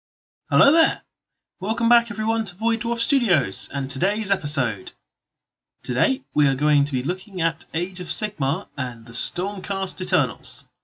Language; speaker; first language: English; native; English